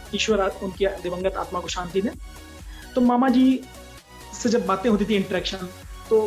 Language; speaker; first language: Hindi; native; Hindi